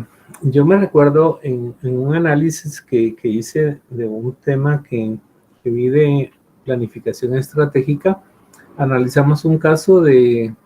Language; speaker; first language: Spanish; native; Spanish